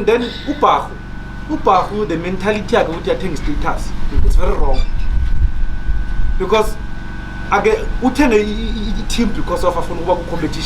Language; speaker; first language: English; non-native, local second language; Zulu